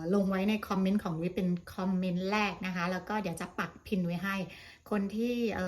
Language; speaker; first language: Thai; native; Thai